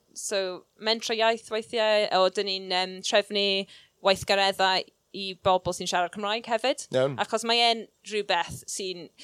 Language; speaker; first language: Welsh; non-native, local second language; English